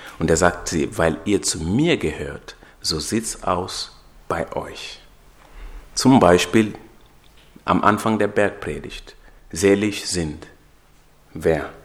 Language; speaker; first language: German; non-native, fluent; Swahili